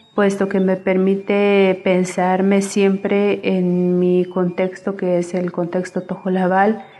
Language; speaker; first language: Spanish; non-native, local second language; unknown